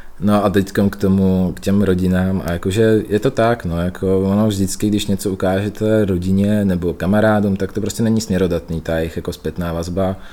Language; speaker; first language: Czech; early bilingual, other home language; Russian